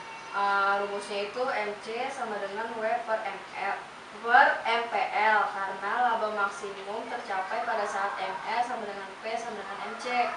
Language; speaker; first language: Indonesian; native; Indonesian